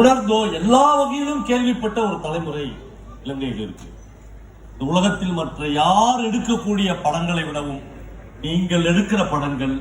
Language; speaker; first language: Tamil; native; Tamil